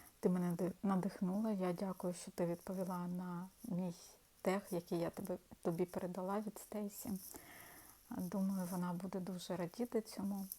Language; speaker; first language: Ukrainian; non-native, local second language; Russian